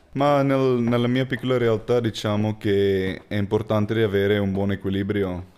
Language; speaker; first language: Italian; non-native, fluent; Afrikaans